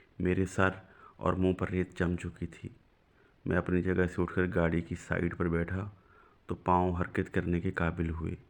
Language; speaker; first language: Urdu; non-native, local second language; Punjabi